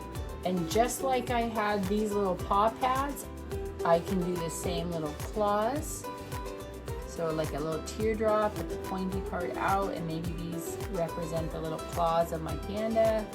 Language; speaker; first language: English; native; English